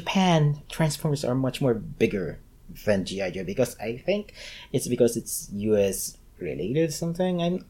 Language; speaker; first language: English; non-native, local second language; Filipino